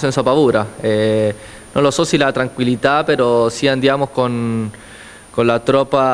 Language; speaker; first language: Italian; non-native, learner; Spanish